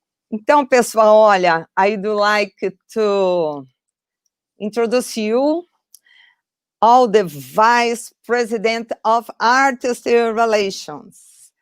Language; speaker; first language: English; non-native, fluent; Portuguese